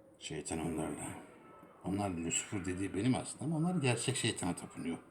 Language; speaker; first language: Turkish; native; Turkish